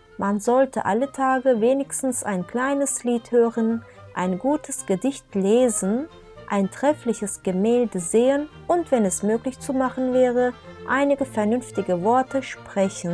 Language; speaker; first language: German; non-native, fluent; Turkish